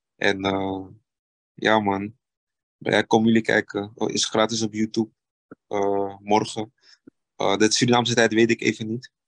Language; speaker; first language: Dutch; native; Dutch